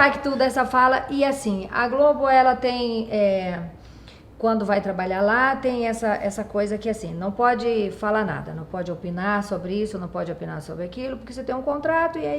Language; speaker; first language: Portuguese; native; Portuguese